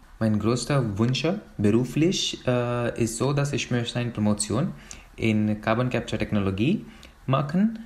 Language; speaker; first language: German; non-native, learner; Hindi